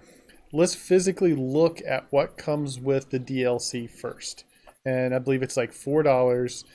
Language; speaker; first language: English; native; English